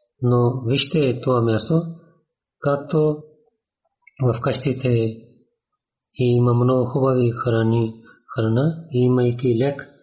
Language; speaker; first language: Bulgarian; non-native, learner; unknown